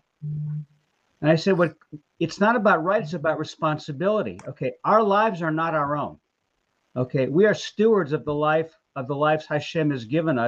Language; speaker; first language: English; native; English